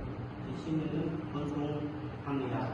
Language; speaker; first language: Korean; non-native, learner; Khmer